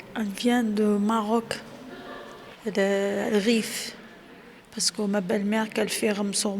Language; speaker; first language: French; non-native, learner; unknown